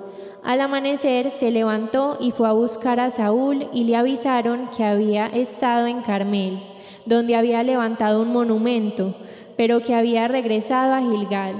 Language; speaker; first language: Spanish; native; Spanish